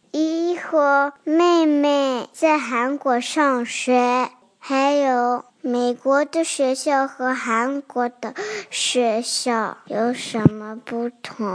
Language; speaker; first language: Chinese; early bilingual, heritage; Chinese